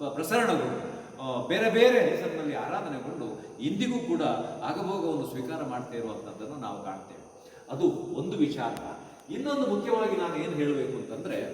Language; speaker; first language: Kannada; non-native, local second language; Tulu